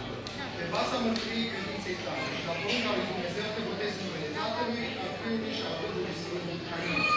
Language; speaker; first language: Romanian; native; Romanian